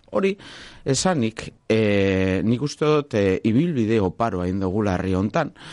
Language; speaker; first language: Basque; non-native, local second language; Spanish